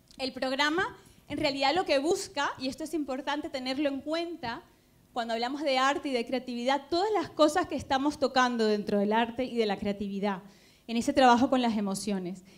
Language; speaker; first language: Spanish; native; Spanish